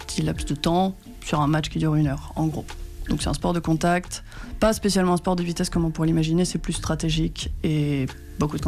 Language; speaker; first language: French; native; French